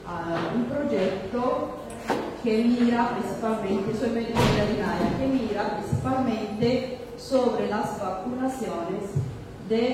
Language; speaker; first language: Spanish; non-native, fluent; Amharic